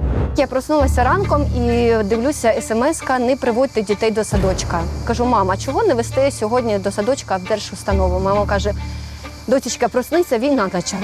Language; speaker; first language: Ukrainian; non-native, local second language; Russian